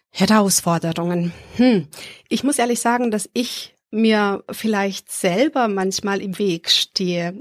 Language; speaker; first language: German; early bilingual, other home language; Serbian